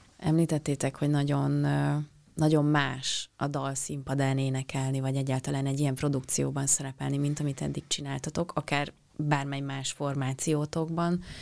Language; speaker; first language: Hungarian; native; Hungarian